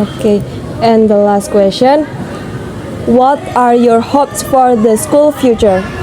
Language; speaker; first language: English; non-native, learner; Indonesian